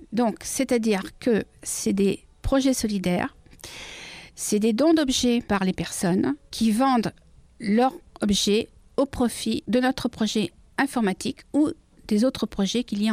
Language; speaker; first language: French; native; French